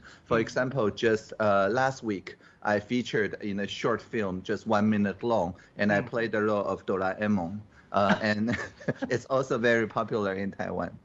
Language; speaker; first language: English; non-native, fluent; Chinese